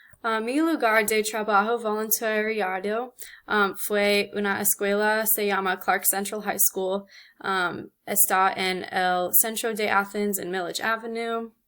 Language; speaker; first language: Spanish; non-native, learner; English